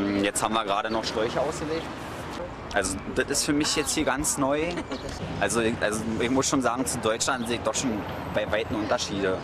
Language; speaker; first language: German; native; German